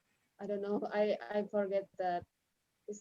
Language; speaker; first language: English; non-native, learner; Indonesian